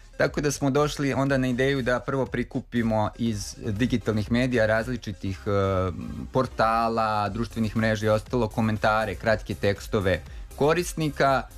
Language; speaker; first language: Serbian; native; Serbian